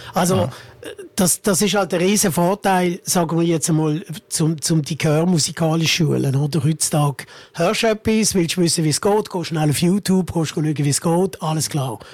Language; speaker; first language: German; early bilingual, other home language; Italian